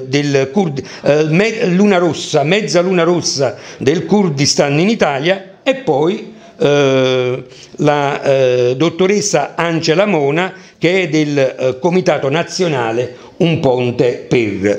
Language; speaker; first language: Italian; native; Italian